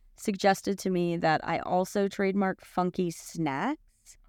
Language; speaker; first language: English; native; English